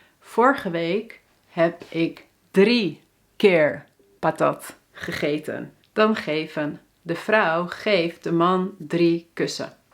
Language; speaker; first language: Dutch; native; Dutch